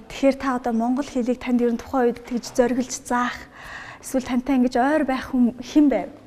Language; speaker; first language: Mongolian; native; Mongolian